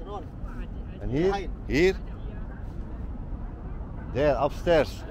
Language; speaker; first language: English; non-native, learner; Turkish